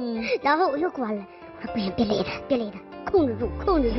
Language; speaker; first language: Chinese; native; Chinese